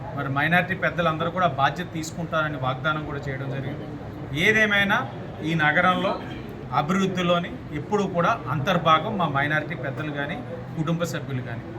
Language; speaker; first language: Telugu; native; Telugu